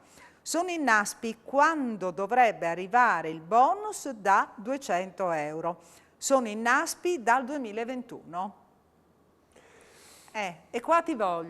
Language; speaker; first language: Italian; native; Italian